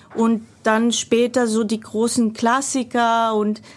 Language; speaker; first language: German; non-native, fluent; Greek